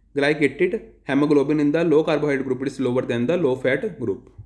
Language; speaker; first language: English; non-native, local second language; Punjabi